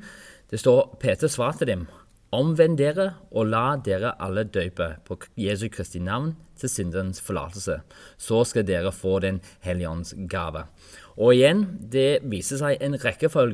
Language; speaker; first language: Norwegian; non-native, fluent; English